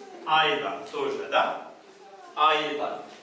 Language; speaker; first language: Arabic; non-native, fluent; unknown